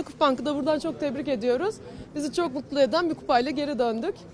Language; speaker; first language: Turkish; native; Turkish